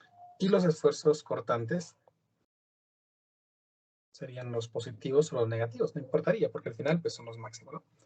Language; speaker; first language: Spanish; native; Spanish